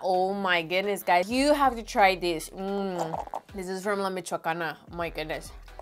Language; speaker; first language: English; non-native, fluent; Spanish